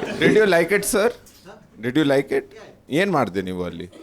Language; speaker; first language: Kannada; non-native, learner; Punjabi